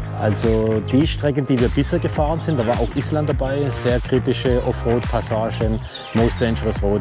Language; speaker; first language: German; native; German